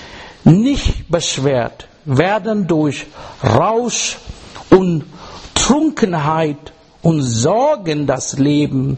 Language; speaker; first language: German; non-native, learner; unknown